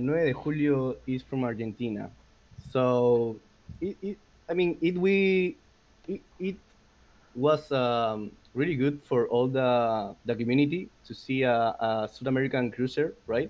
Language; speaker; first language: English; non-native, learner; Spanish